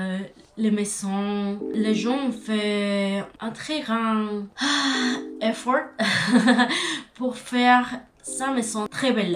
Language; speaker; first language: French; non-native, learner; Spanish